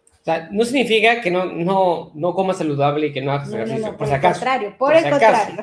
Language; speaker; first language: Spanish; native; Spanish